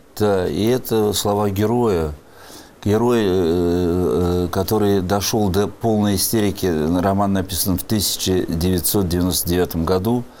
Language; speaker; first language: Russian; native; Russian